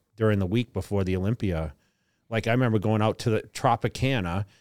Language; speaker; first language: English; native; English